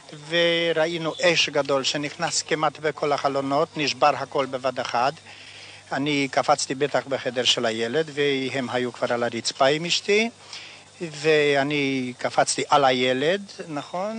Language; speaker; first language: Hebrew; non-native, fluent; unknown